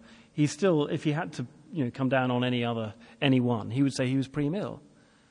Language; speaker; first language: English; native; English